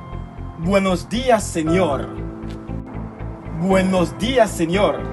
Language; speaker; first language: Spanish; non-native, fluent; Haitian Creole